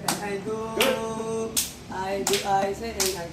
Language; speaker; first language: English; non-native, learner; Indonesian